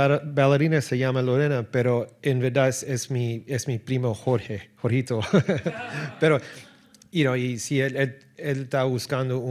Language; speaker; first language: Spanish; early bilingual, heritage; English